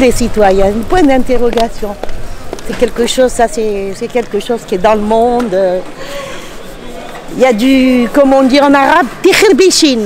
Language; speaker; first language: French; native; French